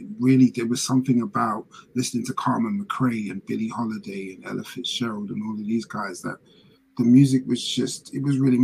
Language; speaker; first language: English; native; English